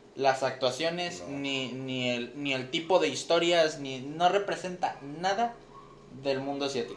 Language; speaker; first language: Spanish; native; Spanish